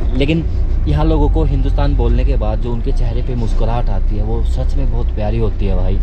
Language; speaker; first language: Hindi; native; Hindi